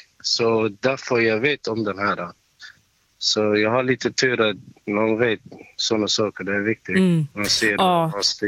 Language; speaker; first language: Swedish; non-native, learner; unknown